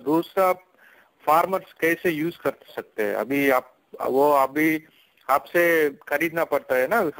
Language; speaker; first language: Hindi; non-native, local second language; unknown